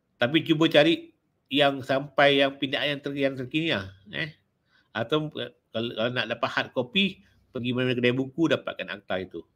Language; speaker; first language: Malay; native; Malay